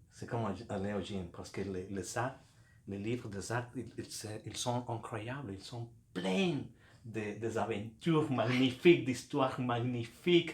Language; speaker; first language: French; non-native, fluent; Spanish